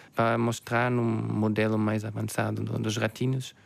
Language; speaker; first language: Portuguese; non-native, fluent; German